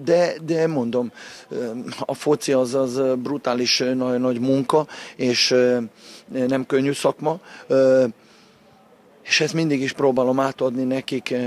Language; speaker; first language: Hungarian; non-native, fluent; Serbian